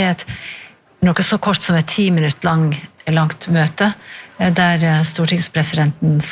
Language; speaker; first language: Norwegian; native; Norwegian